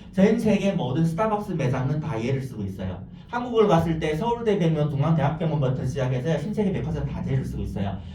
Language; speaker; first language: Korean; non-native, fluent; Chinese